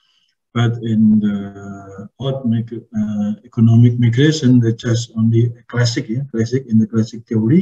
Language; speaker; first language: English; non-native, learner; Indonesian